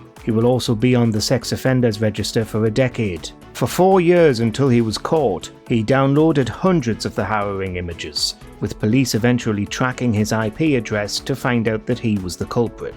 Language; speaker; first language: English; native; English